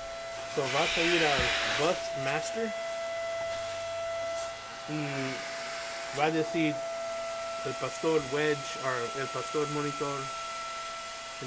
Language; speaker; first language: Spanish; early bilingual, heritage; Spanish